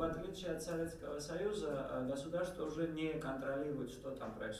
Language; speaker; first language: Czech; non-native, learner; Georgian